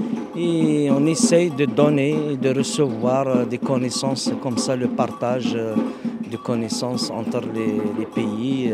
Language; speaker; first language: French; non-native, local second language; Arabic